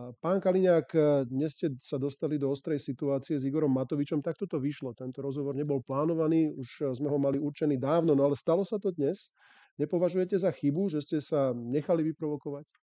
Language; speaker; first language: Slovak; native; Slovak